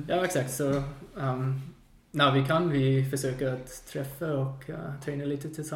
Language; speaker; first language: Swedish; non-native, fluent; English